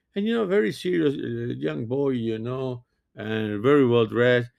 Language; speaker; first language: English; non-native, fluent; French